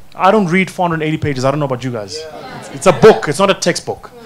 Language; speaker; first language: English; non-native, local second language; Zulu